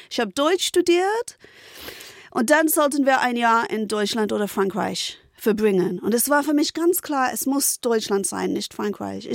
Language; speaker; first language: German; non-native, fluent; English